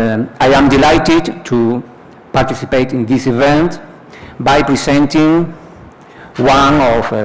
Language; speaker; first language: English; non-native, fluent; Spanish